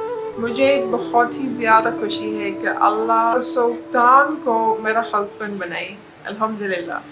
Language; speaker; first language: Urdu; non-native, learner; English